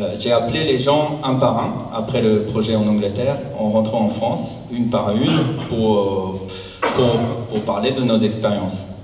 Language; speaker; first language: French; non-native, fluent; Japanese